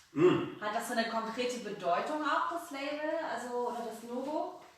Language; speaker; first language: German; native; German